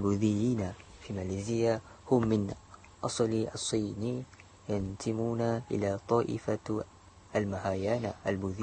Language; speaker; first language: Arabic; non-native, learner; Malay